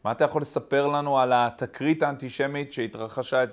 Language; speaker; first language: Hebrew; native; Hebrew